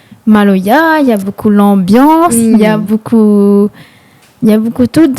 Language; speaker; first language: French; non-native, local second language; Réunion Creole French